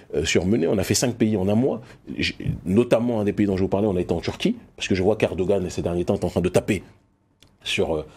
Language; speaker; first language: French; native; French